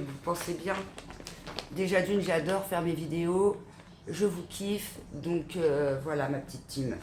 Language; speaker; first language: French; native; French